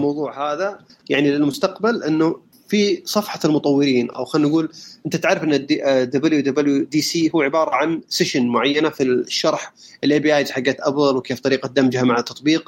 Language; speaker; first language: Arabic; native; Arabic